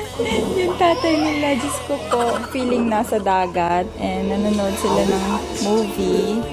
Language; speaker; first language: Filipino; native; Filipino